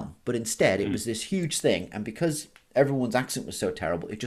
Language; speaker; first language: English; native; English